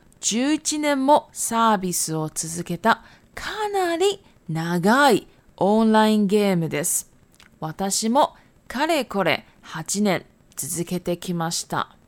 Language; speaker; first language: Japanese; non-native, fluent; Chinese